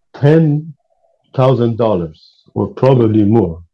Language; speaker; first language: English; non-native, fluent; Persian